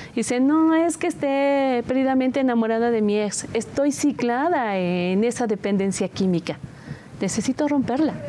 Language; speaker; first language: Spanish; native; Spanish